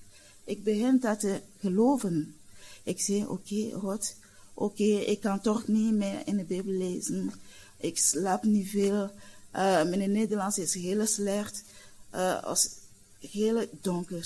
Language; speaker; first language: Dutch; non-native, learner; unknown